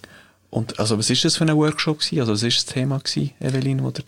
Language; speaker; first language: German; native; German